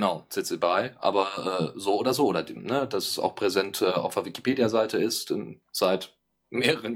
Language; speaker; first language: German; native; German